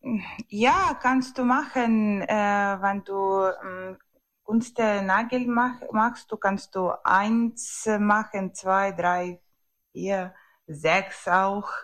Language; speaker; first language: German; non-native, learner; Ukrainian